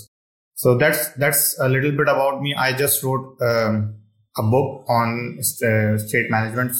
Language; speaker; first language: English; non-native, local second language; Urdu